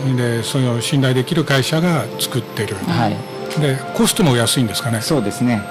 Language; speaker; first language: Japanese; native; Japanese